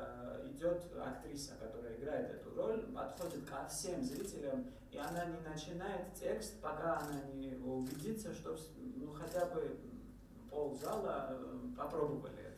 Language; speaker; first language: Czech; non-native, learner; Georgian